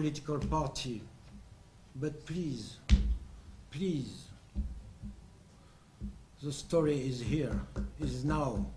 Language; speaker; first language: English; non-native, learner; French